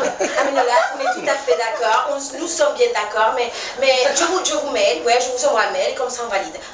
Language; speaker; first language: French; non-native, fluent; Spanish